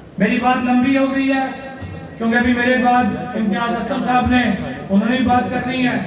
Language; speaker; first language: Urdu; non-native, local second language; Pahari-Potwari